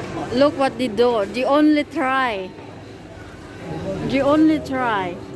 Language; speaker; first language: English; non-native, fluent; Filipino